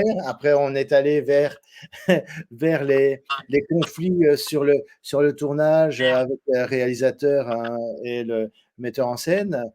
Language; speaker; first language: French; native; French